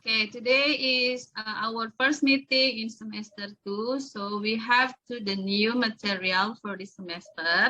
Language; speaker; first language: English; non-native, local second language; Indonesian